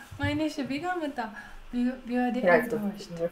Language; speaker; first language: German; non-native, learner; Japanese